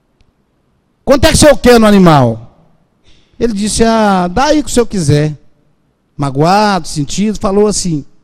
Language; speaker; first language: Portuguese; native; Portuguese